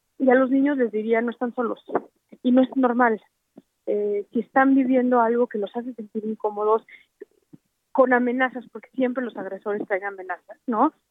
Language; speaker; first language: Spanish; native; Spanish